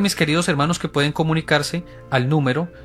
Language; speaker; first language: Spanish; native; Spanish